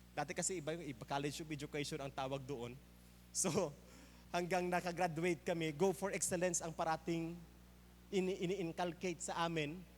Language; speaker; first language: Filipino; native; Filipino